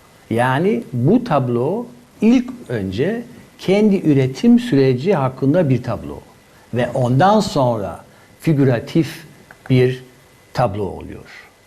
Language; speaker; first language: Turkish; non-native, fluent; German